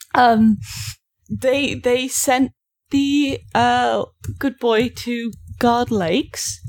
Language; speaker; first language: English; native; English